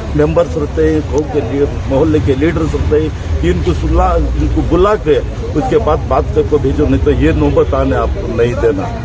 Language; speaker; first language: Hindi; non-native, local second language; Urdu